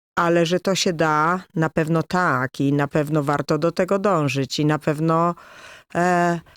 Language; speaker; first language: Polish; native; Polish